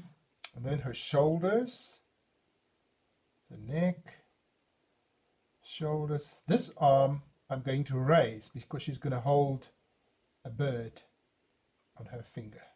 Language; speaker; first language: English; non-native, fluent; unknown